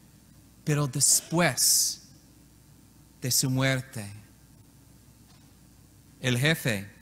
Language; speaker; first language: Spanish; non-native, learner; English